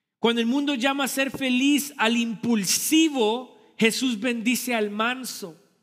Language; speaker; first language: Spanish; early bilingual, heritage; Spanish